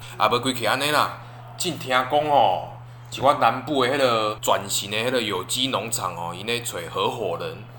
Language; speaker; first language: Chinese; native; Chinese